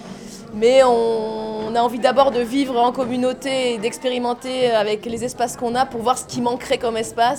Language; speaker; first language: French; native; French